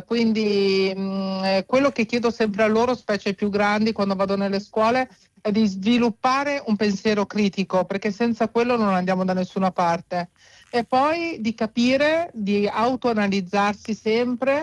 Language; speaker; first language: Italian; native; Italian